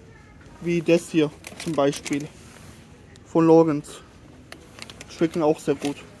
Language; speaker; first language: German; non-native, fluent; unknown